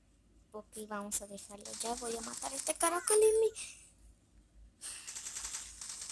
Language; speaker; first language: Spanish; native; Spanish